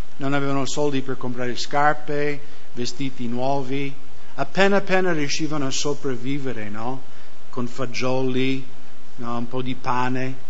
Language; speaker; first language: Italian; non-native, fluent; English